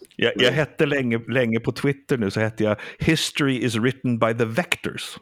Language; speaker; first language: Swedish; early bilingual, heritage; Swedish